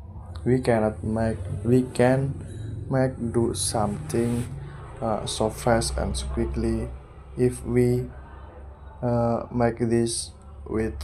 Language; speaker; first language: English; non-native, learner; Indonesian